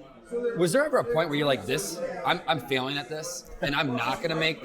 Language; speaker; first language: English; native; English